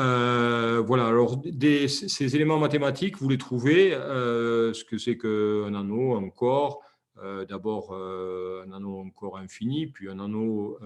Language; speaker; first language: French; native; French